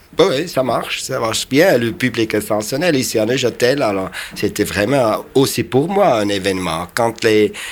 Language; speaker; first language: French; non-native, local second language; Swiss German